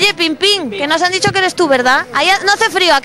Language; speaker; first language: Spanish; native; Spanish